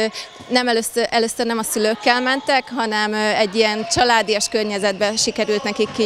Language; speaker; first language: Hungarian; native; Hungarian